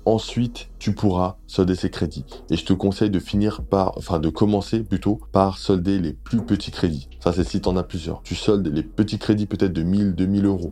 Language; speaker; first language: French; native; French